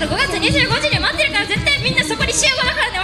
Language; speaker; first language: Japanese; native; Japanese